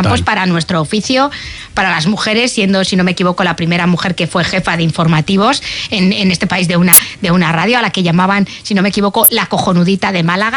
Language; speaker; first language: Spanish; native; Spanish